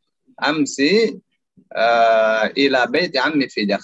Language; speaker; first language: Arabic; non-native, fluent; Indonesian